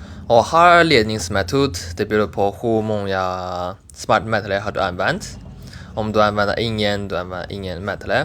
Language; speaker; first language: Swedish; non-native, learner; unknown